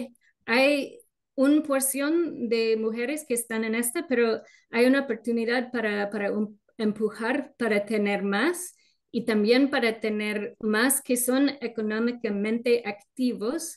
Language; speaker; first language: Spanish; non-native, fluent; English